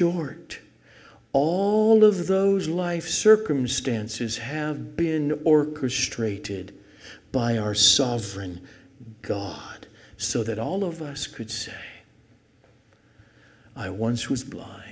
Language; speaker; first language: English; native; English